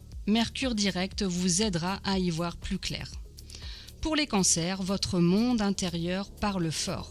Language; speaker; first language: French; native; French